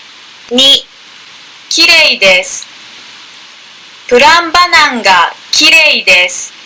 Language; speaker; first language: Japanese; non-native, learner; Indonesian